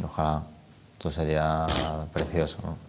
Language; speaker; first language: Spanish; native; Spanish